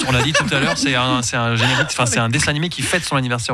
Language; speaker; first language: French; native; French